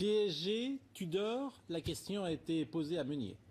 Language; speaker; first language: French; native; French